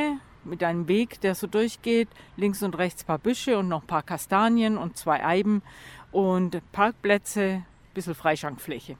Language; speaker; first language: German; native; German